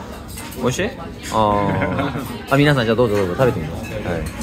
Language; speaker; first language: Japanese; non-native, fluent; Korean